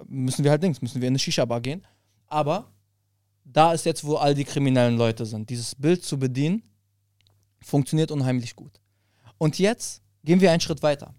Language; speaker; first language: German; early bilingual, other home language; Arabic